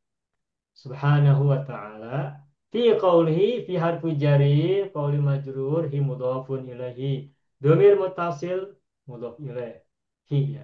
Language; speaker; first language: Arabic; non-native, fluent; Indonesian